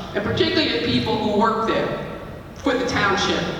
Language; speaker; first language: English; native; English